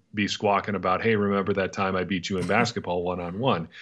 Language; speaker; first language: English; native; English